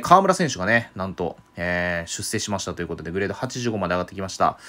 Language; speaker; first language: Japanese; native; Japanese